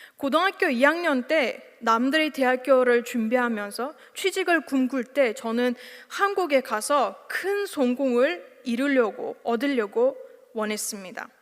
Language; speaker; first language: Korean; non-native, fluent; Uzbek